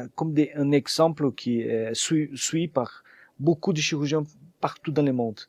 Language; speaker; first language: French; non-native, fluent; Portuguese